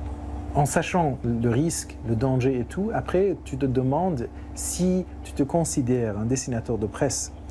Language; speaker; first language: French; non-native, fluent; Persian